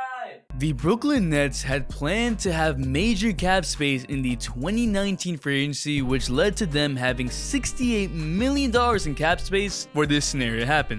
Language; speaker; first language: English; native; English